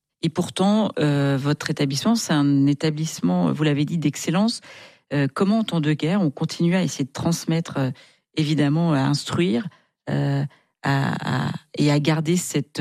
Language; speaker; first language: French; native; French